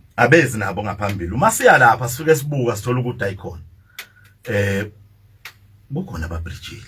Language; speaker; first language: Zulu; native; Zulu